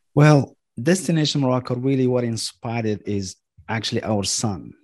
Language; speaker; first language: English; non-native, fluent; Arabic